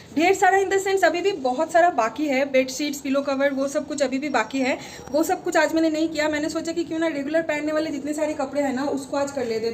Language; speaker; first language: Hindi; non-native, local second language; Bangla